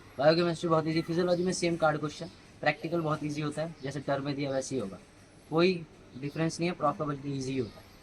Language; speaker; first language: Hindi; native; Hindi